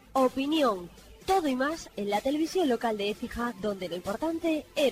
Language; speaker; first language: Spanish; native; Spanish